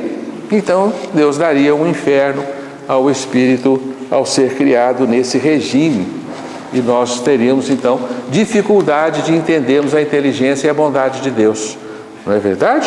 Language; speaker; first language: Portuguese; native; Portuguese